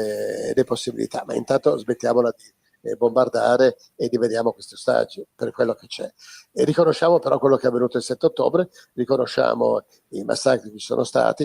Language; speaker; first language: Italian; native; Italian